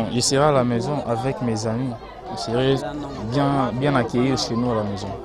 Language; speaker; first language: French; non-native, local second language; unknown